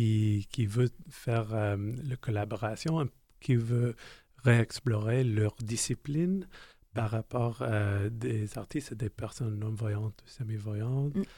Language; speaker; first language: French; non-native, learner; English